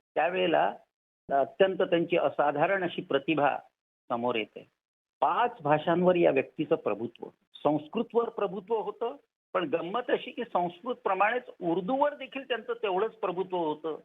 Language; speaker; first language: Marathi; native; Marathi